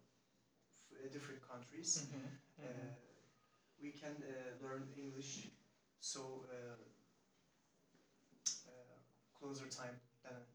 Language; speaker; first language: English; non-native, learner; Turkish